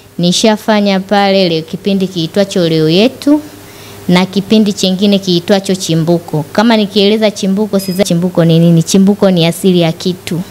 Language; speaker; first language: Swahili; native; Swahili